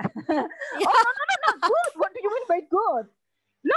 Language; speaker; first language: English; non-native, learner; Indonesian